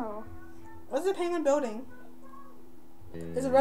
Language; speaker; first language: English; native; English